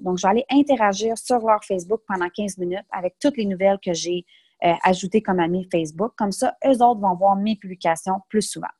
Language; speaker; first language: French; native; French